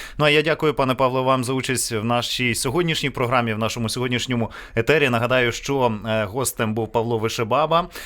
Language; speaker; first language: Ukrainian; native; Ukrainian